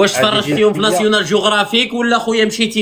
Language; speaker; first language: Arabic; native; Arabic